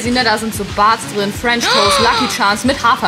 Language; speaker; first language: German; native; German